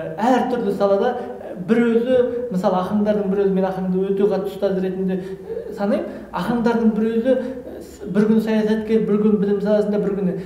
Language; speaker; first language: Kazakh; native; Kazakh